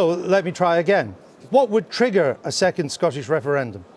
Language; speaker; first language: English; native; English